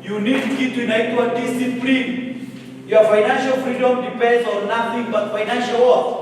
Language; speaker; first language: English; non-native, local second language; Swahili